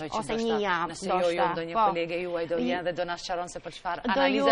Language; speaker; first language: Albanian; native; Albanian